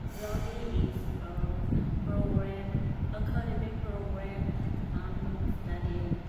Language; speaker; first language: English; non-native, learner; Vietnamese